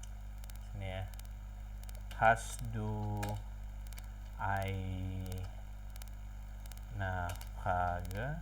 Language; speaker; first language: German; non-native, fluent; Indonesian